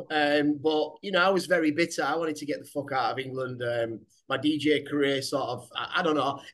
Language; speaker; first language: English; native; English